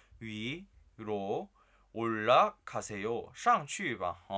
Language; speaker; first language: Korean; non-native, fluent; Chinese